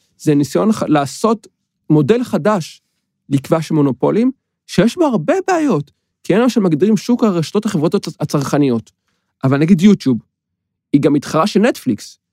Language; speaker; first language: Hebrew; native; Hebrew